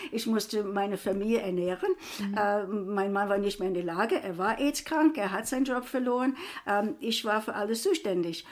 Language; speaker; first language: German; non-native, fluent; English